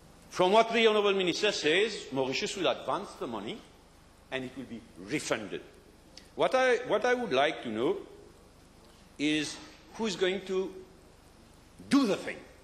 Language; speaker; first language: English; non-native, local second language; French